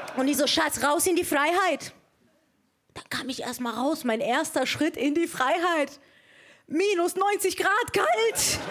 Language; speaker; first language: German; early bilingual, other home language; Persian